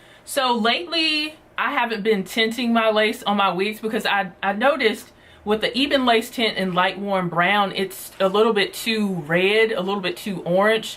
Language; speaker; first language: English; native; English